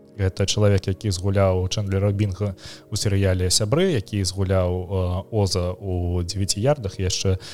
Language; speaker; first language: Belarusian; non-native, local second language; Russian